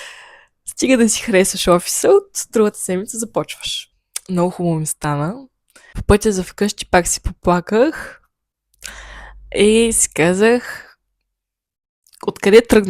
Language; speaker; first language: Bulgarian; native; Bulgarian